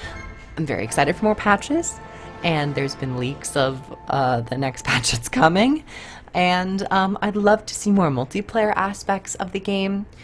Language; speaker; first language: English; native; English